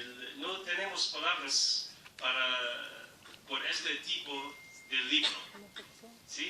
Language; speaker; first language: Spanish; non-native, learner; English